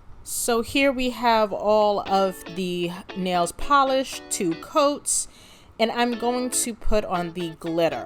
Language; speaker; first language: English; native; English